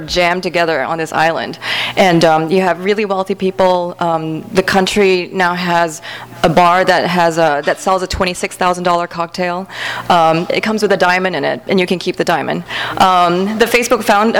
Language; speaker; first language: English; native; English